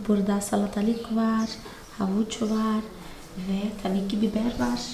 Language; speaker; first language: Turkish; non-native, fluent; Portuguese